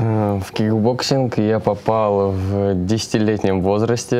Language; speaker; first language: Russian; native; Russian